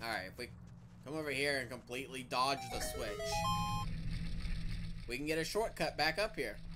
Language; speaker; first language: English; native; English